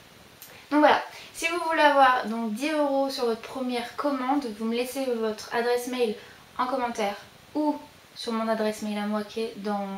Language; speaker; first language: French; native; French